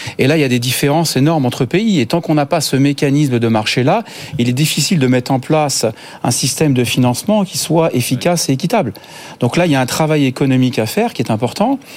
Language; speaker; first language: French; native; French